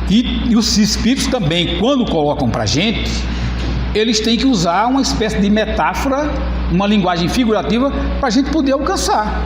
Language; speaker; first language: Portuguese; native; Portuguese